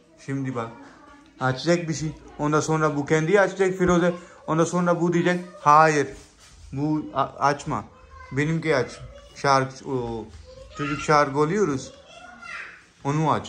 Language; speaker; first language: Turkish; non-native, learner; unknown